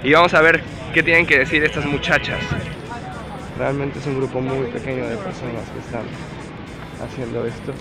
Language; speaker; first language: Spanish; native; Spanish